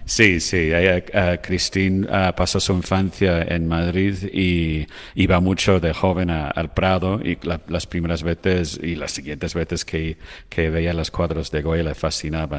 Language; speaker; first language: Spanish; non-native, fluent; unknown